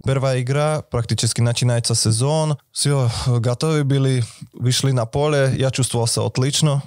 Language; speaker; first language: Russian; non-native, fluent; Slovak